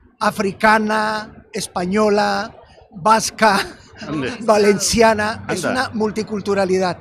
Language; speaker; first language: Catalan; non-native, fluent; Spanish